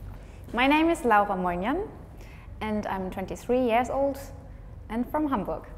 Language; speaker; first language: English; non-native, fluent; German